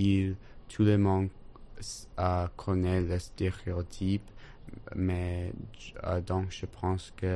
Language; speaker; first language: French; non-native, learner; English